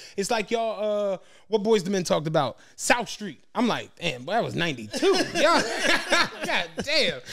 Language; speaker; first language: English; native; English